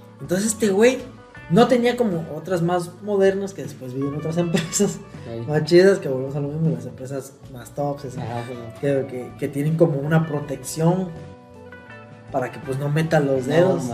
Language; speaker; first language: Spanish; native; Spanish